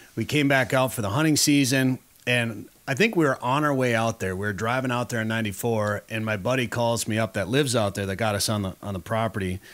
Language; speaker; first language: English; native; English